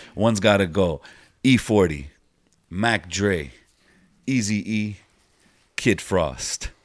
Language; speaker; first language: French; native; French